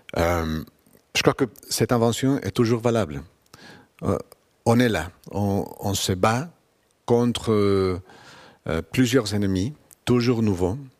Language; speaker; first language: French; non-native, fluent; Spanish